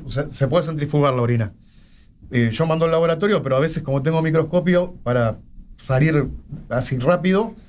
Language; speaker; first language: Spanish; native; Spanish